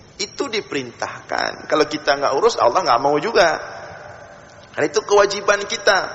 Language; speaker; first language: Malay; non-native, local second language; Achinese